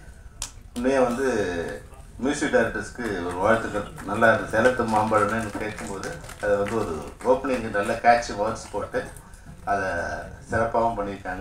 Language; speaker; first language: Tamil; native; Tamil